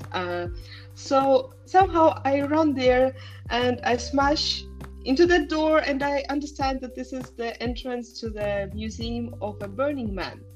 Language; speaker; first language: English; non-native, fluent; Estonian